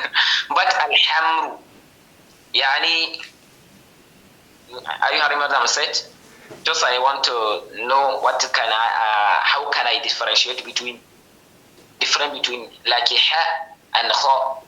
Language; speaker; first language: English; non-native, learner; Hausa